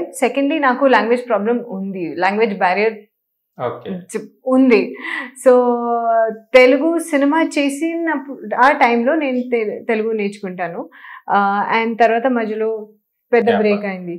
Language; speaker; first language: Telugu; non-native, learner; Hindi